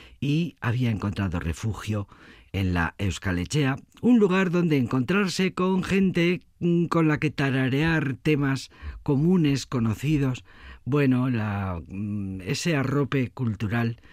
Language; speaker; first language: Spanish; native; Spanish